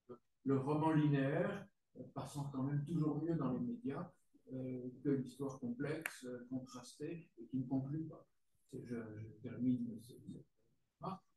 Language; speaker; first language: French; native; French